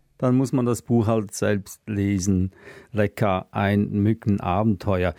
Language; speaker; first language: German; native; German